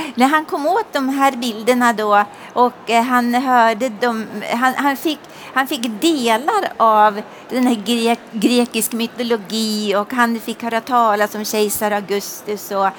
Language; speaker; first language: Swedish; native; Swedish